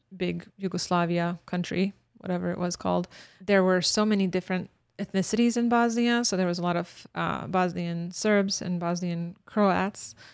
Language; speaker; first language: English; early bilingual, other home language; Bosnian